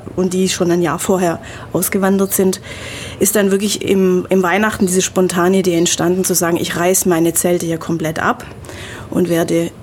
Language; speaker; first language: German; native; German